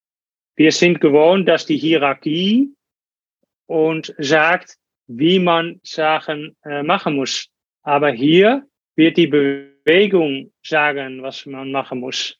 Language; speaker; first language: German; non-native, learner; Dutch